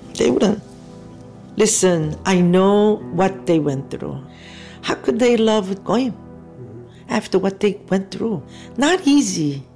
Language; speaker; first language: English; non-native, fluent; Korean